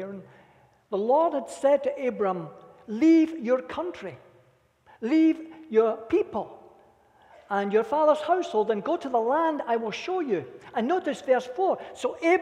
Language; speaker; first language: English; native; English